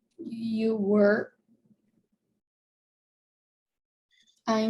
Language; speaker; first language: English; non-native, learner; Portuguese